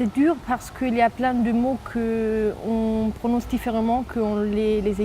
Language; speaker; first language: French; non-native, fluent; German